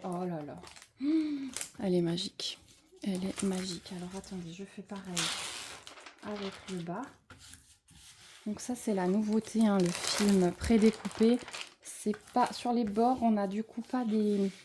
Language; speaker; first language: French; native; French